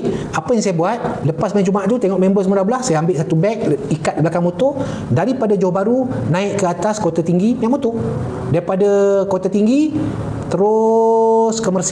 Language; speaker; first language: Malay; native; Malay